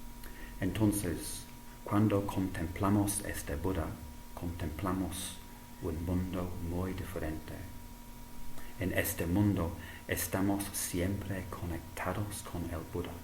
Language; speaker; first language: Spanish; non-native, fluent; English